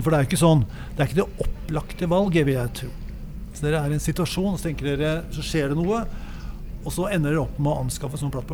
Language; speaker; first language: Norwegian; native; Norwegian